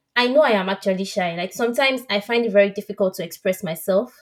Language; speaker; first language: English; non-native, local second language; Yoruba